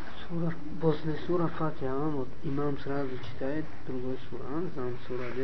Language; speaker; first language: Russian; non-native, learner; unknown